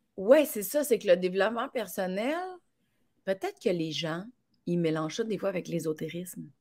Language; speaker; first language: French; native; French